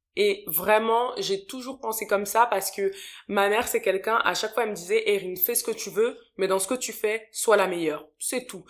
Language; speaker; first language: French; native; French